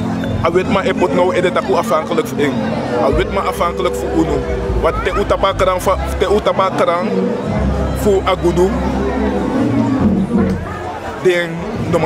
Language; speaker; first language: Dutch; non-native, local second language; Sranan Tongo